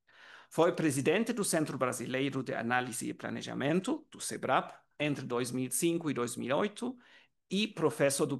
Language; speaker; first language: Portuguese; non-native, learner; German